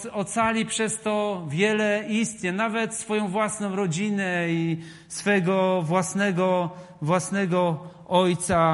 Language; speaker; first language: Polish; native; Polish